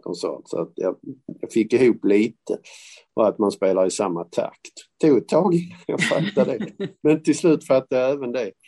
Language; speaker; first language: Swedish; native; Swedish